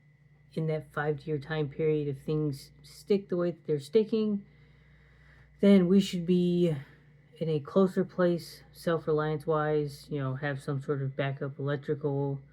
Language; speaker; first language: English; native; English